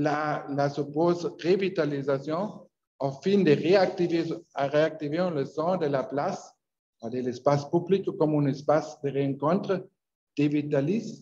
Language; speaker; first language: French; non-native, learner; Spanish